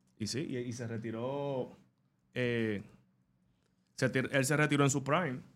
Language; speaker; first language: Spanish; native; Spanish